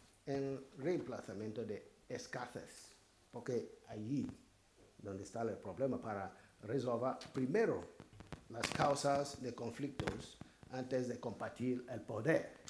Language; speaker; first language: Spanish; non-native, fluent; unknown